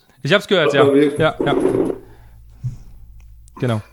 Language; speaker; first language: German; native; German